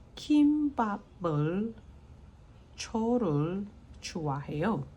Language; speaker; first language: Korean; non-native, learner; English